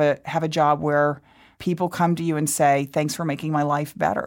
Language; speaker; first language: English; native; English